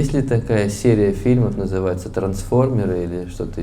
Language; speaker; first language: Russian; native; Russian